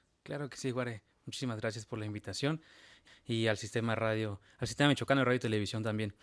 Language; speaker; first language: Spanish; native; Spanish